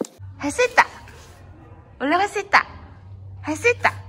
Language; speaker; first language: Korean; native; Korean